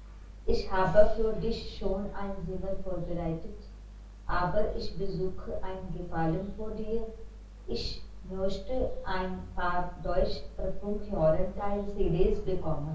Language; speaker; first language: German; non-native, learner; Hindi